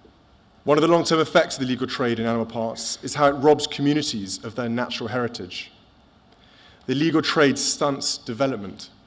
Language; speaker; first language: English; native; English